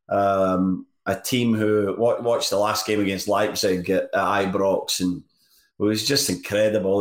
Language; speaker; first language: English; native; English